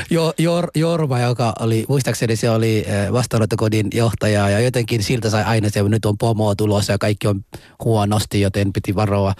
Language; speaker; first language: Finnish; non-native, fluent; Somali